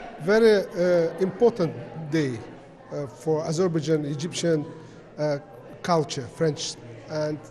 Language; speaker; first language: English; non-native, learner; Azerbaijani